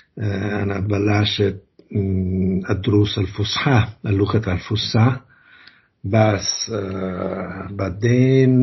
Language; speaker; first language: Arabic; non-native, learner; Italian